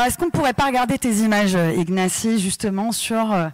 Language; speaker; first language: French; native; French